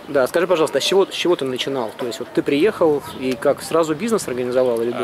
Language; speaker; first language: Russian; native; Russian